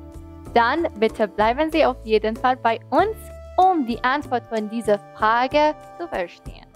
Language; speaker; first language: German; non-native, fluent; Persian